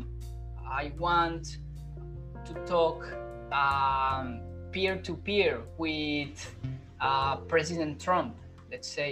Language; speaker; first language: English; non-native, fluent; Spanish